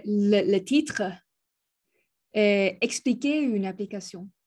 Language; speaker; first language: French; non-native, learner; Spanish